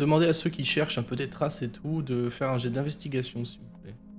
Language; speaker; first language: French; native; French